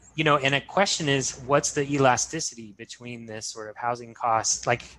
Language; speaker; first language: English; native; English